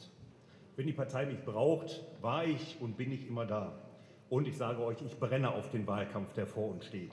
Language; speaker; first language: German; native; German